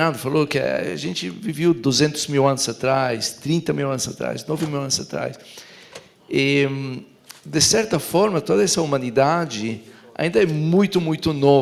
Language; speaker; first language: Portuguese; non-native, fluent; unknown